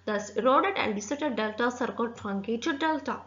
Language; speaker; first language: English; non-native, local second language; Malayalam